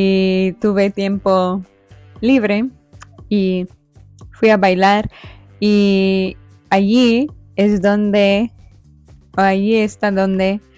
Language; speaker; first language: Spanish; non-native, fluent; English